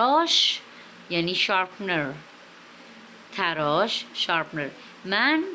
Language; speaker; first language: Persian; non-native, fluent; Urdu